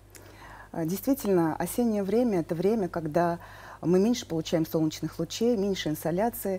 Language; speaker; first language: Russian; native; Russian